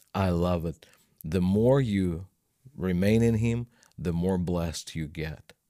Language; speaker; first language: English; non-native, fluent; Russian